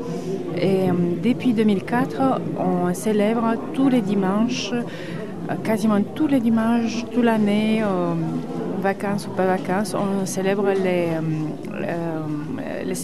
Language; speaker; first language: French; non-native, fluent; Romanian